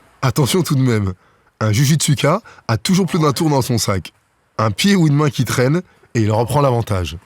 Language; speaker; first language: French; native; French